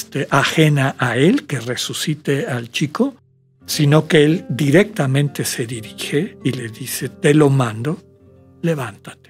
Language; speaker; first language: Spanish; native; Spanish